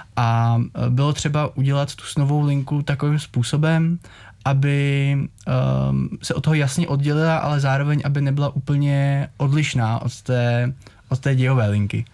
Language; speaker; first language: Czech; native; Czech